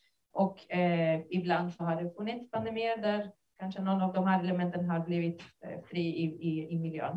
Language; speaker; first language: Swedish; non-native, fluent; Spanish